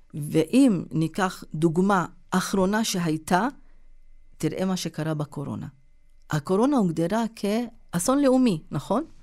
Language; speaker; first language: Hebrew; non-native, local second language; Arabic